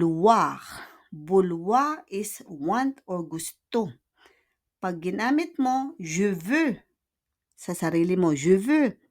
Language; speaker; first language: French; non-native, fluent; Filipino